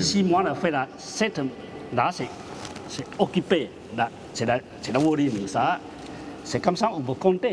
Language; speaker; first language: French; non-native, learner; Chinese